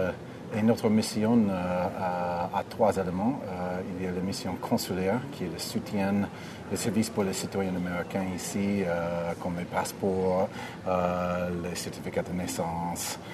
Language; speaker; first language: French; non-native, fluent; English